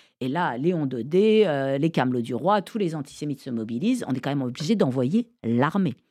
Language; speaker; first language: French; early bilingual, other home language; Persian